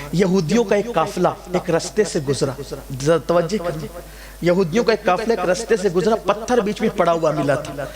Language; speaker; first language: Urdu; native; Urdu